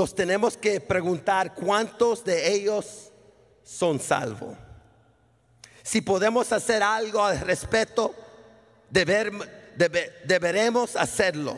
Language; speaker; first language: Spanish; early bilingual, heritage; Spanish